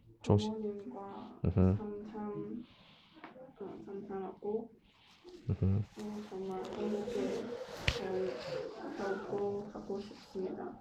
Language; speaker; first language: Korean; non-native, learner; Chinese